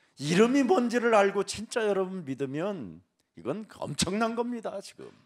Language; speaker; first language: Korean; native; Korean